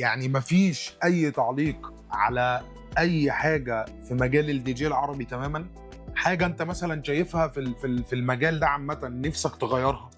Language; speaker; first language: Arabic; native; Arabic